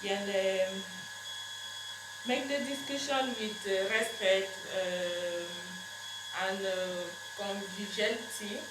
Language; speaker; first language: English; non-native, learner; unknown